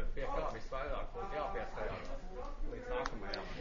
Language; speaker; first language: Latvian; native; Latvian